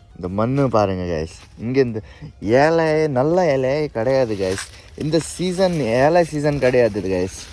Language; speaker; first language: Tamil; non-native, learner; Nepali